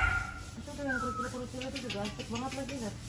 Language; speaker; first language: Indonesian; native; Indonesian